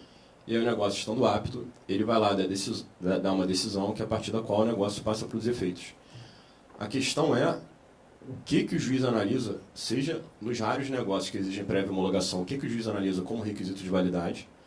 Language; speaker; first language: Portuguese; native; Portuguese